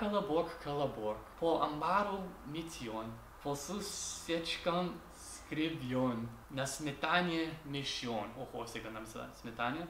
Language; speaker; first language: Russian; non-native, learner; English